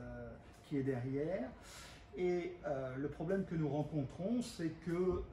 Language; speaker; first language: French; native; French